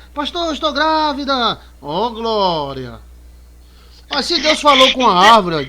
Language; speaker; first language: Portuguese; native; Portuguese